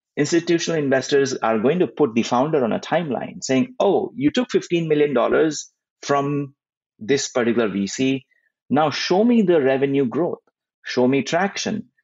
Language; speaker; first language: English; non-native, local second language; Hindi